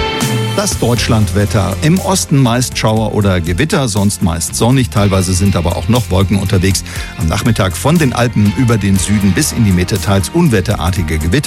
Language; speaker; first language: German; native; German